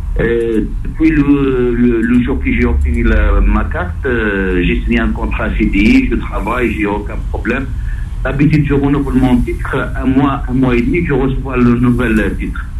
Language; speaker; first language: French; non-native, local second language; Arabic